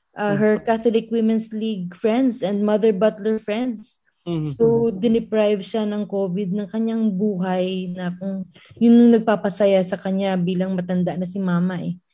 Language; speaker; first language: Filipino; non-native, local second language; Hiligaynon